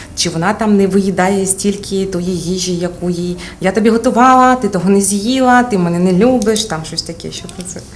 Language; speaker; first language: Ukrainian; native; Ukrainian